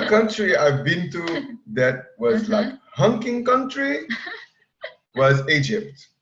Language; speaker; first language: English; non-native, fluent; Portuguese